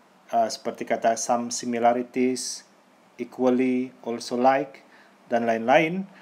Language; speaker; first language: English; non-native, fluent; Indonesian